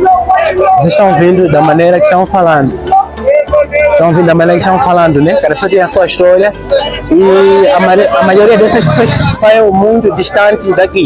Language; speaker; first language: Portuguese; non-native, local second language; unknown